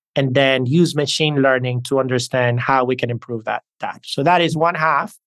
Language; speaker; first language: English; early bilingual, other home language; Spanish